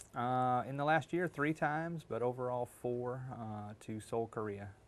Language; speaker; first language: English; native; English